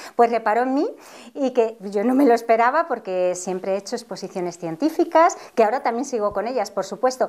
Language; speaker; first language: Spanish; native; Spanish